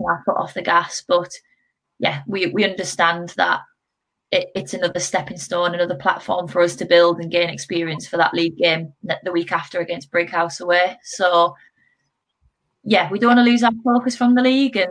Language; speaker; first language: English; native; English